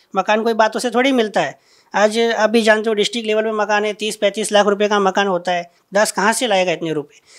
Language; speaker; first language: Hindi; non-native, local second language; Gujarati